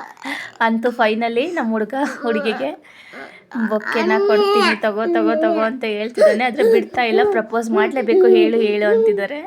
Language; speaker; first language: Kannada; native; Kannada